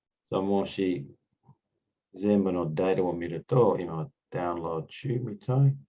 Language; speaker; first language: Japanese; non-native, learner; English